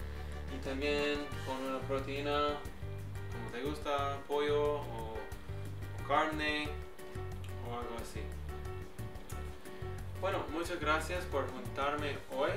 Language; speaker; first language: Spanish; early bilingual, heritage; English